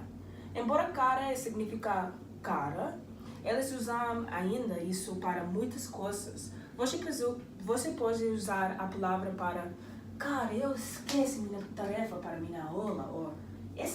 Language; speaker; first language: Portuguese; non-native, learner; English